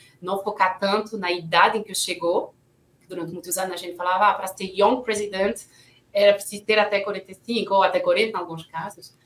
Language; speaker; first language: Portuguese; non-native, fluent; French